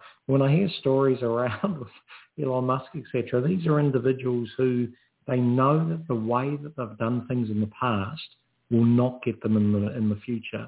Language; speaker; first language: English; native; English